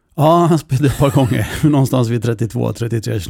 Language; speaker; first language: Swedish; native; Swedish